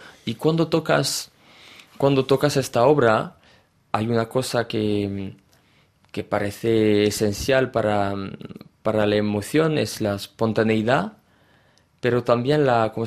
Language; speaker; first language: Spanish; early bilingual, heritage; French